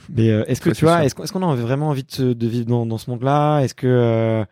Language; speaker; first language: French; native; French